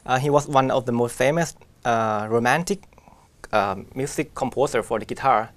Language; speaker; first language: English; non-native, fluent; Thai